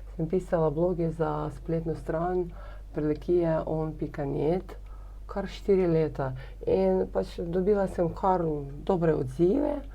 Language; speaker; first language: Slovenian; non-native, fluent; Ukrainian